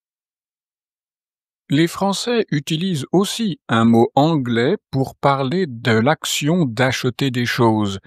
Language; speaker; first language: French; native; French